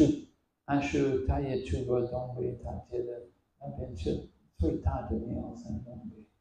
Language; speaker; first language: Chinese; non-native, fluent; English